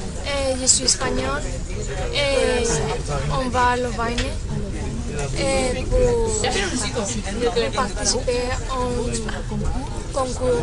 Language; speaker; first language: French; non-native, learner; Spanish